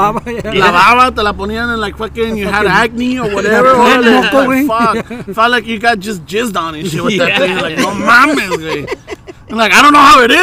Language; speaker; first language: English; early bilingual, other home language; Spanish